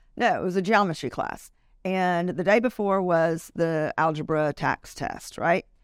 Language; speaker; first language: English; native; English